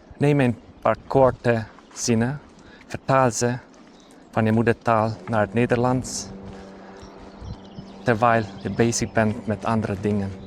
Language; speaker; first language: Dutch; non-native, learner; Hungarian